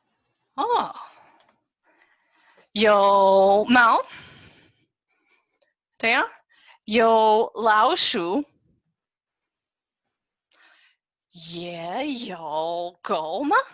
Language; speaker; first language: Chinese; non-native, fluent; English